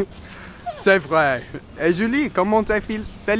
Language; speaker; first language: French; non-native, learner; English